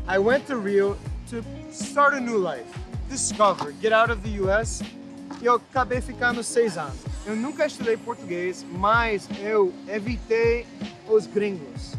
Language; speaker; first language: Portuguese; non-native, fluent; English